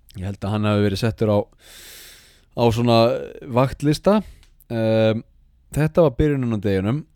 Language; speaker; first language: Icelandic; native; Icelandic